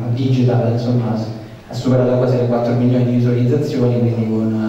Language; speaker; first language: Italian; non-native, fluent; Spanish